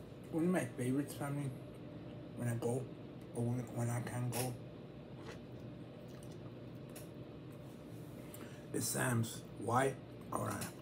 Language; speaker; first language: English; early bilingual, other home language; Spanish